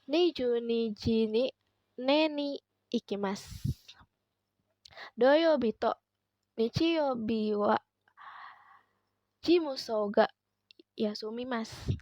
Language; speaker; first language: Japanese; non-native, learner; Indonesian